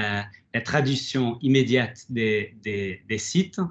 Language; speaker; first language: French; non-native, fluent; Portuguese